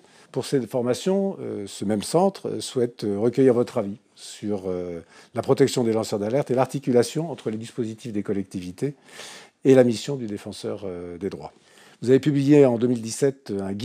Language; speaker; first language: French; native; French